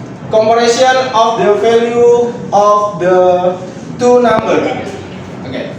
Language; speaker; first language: English; non-native, learner; Indonesian